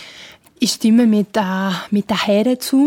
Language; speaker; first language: German; non-native, fluent; Italian